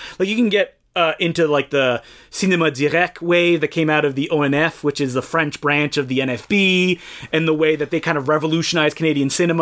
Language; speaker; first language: English; non-native, fluent; French